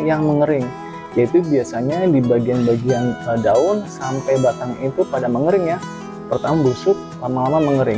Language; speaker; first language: Indonesian; native; Indonesian